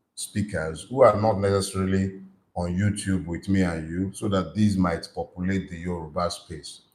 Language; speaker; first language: English; non-native, local second language; Yoruba